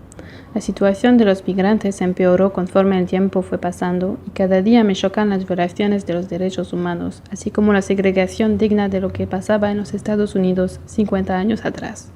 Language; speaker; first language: Spanish; non-native, fluent; Portuguese